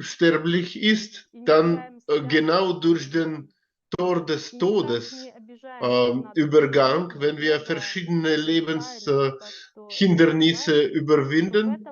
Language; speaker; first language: German; non-native, learner; Russian